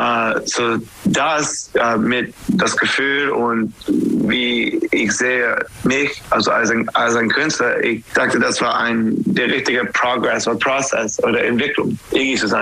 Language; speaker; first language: German; non-native, fluent; English